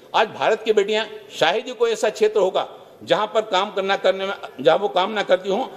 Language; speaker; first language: Hindi; native; Hindi